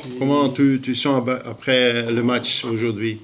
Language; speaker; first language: French; non-native, local second language; Dutch